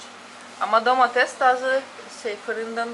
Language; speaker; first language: Turkish; non-native, learner; Russian